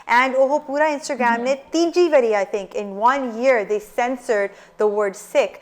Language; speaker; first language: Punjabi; early bilingual, heritage; Punjabi